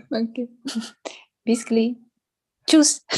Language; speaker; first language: German; non-native, learner; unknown